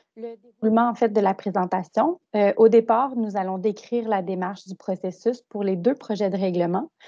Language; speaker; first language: French; native; French